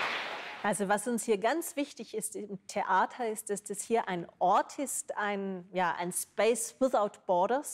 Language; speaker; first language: German; native; German